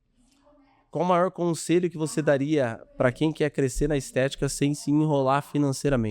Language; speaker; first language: Portuguese; native; Portuguese